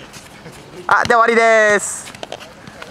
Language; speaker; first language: Japanese; native; Japanese